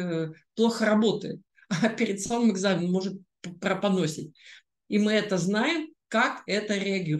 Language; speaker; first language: Russian; native; Russian